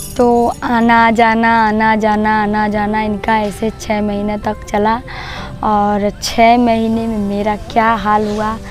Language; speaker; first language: Hindi; native; Hindi